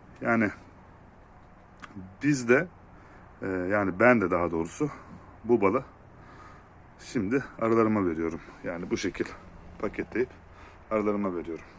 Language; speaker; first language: Turkish; native; Turkish